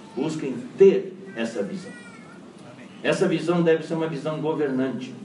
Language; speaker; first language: Portuguese; non-native, fluent; Chinese